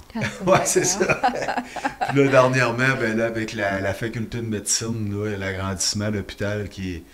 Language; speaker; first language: French; native; French